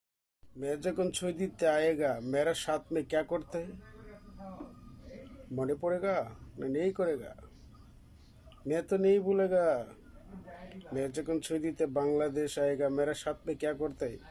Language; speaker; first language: Hindi; non-native, learner; Bangla